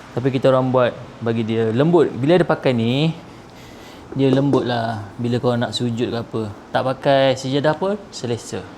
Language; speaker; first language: Malay; native; Malay